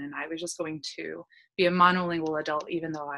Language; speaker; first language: English; early bilingual, other home language; Polish